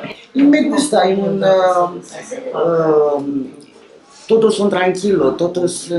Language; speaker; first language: Spanish; non-native, learner; Romanian